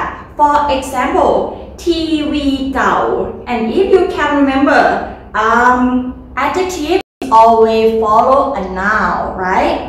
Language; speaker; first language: English; non-native, learner; Thai